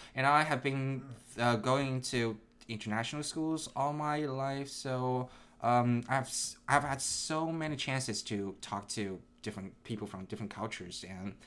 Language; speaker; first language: English; non-native, fluent; Chinese